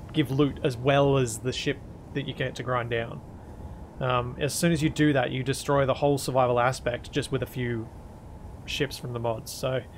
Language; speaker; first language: English; native; English